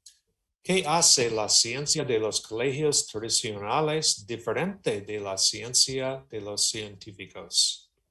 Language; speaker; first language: Spanish; non-native, learner; English